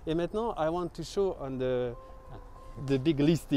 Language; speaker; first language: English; non-native, learner; French